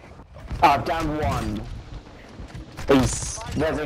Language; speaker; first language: English; native; English